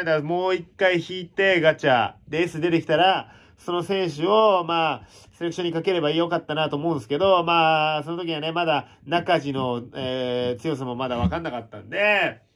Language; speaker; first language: Japanese; native; Japanese